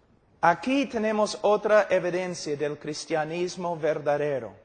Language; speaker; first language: Spanish; non-native, fluent; English